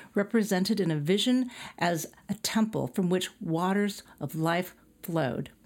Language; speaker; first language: English; native; English